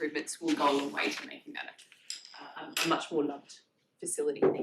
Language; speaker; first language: English; native; English